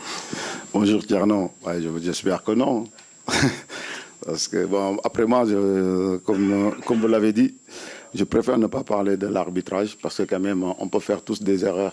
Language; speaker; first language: French; non-native, local second language; Wolof